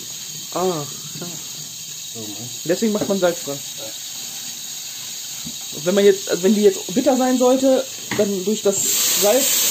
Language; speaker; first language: German; native; German